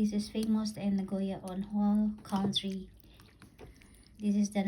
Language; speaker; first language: English; non-native, local second language; Filipino